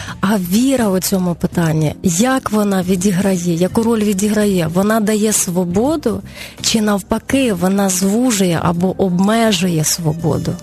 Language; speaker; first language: Ukrainian; native; Ukrainian